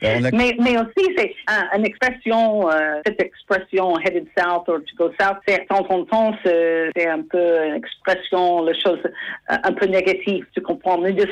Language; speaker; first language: French; non-native, fluent; English